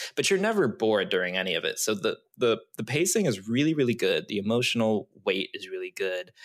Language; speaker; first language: English; early bilingual, other home language; Chinese